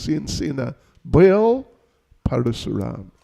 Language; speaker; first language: Russian; non-native, learner; English